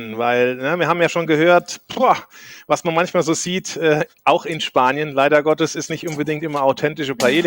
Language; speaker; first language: German; native; German